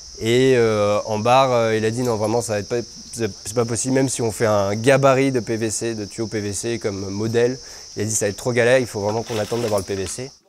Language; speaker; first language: French; native; French